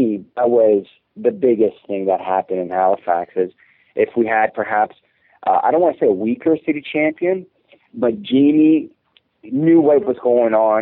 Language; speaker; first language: English; non-native, fluent; French